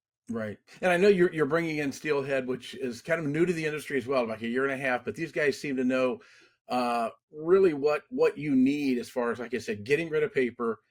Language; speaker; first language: English; native; English